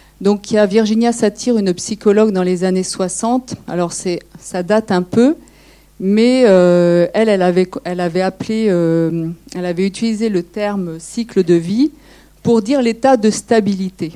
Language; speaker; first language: French; native; French